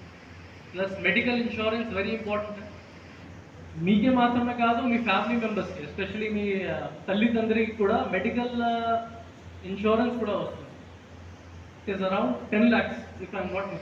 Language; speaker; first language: Telugu; non-native, fluent; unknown